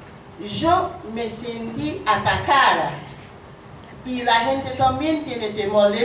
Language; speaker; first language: Spanish; non-native, learner; Haitian Creole